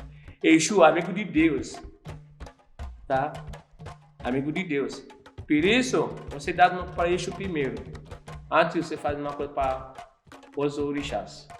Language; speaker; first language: Portuguese; non-native, learner; Yoruba